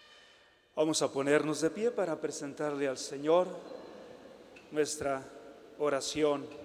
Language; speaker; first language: Spanish; native; Spanish